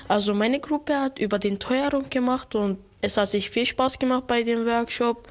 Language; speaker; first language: German; early bilingual, other home language; Turkish